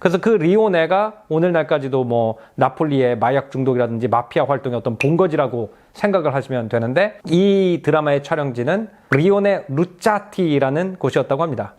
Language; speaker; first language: Korean; native; Korean